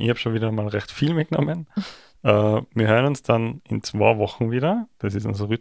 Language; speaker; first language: German; native; German